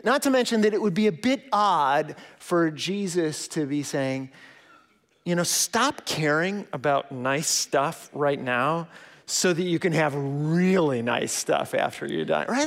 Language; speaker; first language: English; native; English